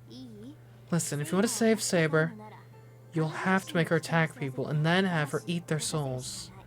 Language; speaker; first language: English; native; English